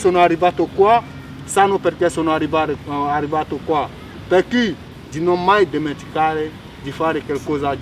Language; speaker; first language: Italian; non-native, fluent; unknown